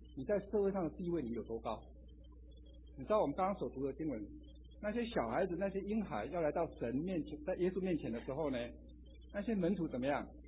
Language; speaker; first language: Chinese; native; Chinese